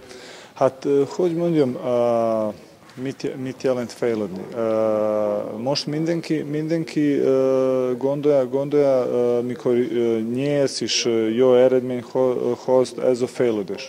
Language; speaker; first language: Hungarian; non-native, learner; Serbian